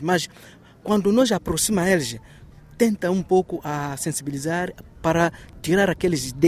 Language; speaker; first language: Portuguese; non-native, learner; Swahili